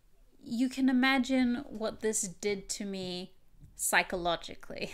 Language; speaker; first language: English; native; English